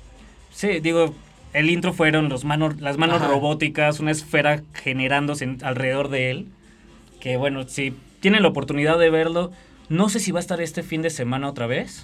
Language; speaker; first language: Spanish; native; Spanish